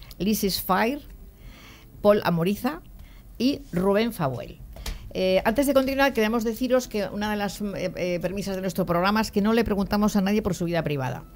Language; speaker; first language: Spanish; native; Spanish